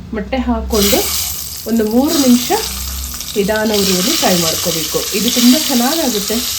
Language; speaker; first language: Kannada; native; Kannada